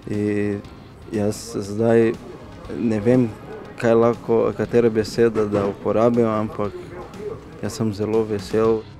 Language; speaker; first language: Slovenian; non-native, learner; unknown